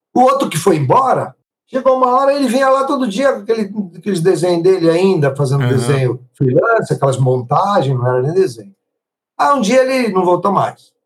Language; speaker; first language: Portuguese; non-native, fluent; Italian